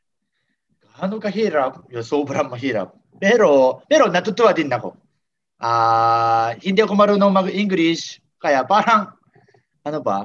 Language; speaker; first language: Filipino; non-native, learner; Japanese